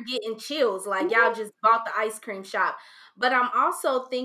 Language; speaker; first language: English; native; English